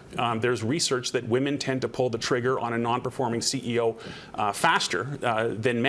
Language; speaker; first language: English; native; English